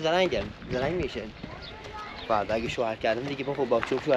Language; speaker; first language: Persian; non-native, local second language; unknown